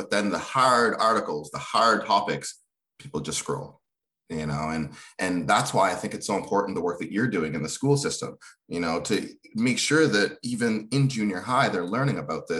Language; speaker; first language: English; early bilingual, other home language; Swahili